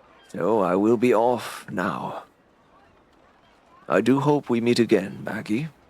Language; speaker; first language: English; native; English